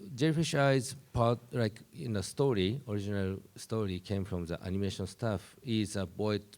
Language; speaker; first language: English; non-native, learner; Japanese